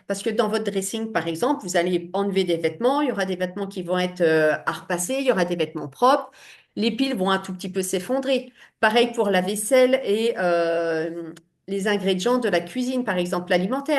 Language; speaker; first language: French; native; French